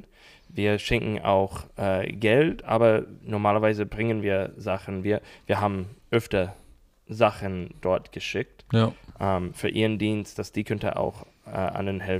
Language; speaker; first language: German; non-native, learner; English